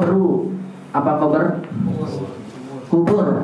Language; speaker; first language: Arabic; non-native, fluent; Indonesian